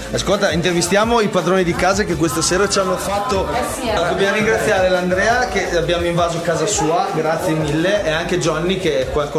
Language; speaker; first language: Italian; native; Italian